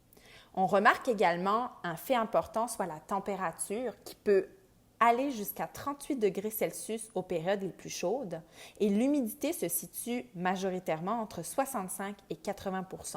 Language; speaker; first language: French; native; French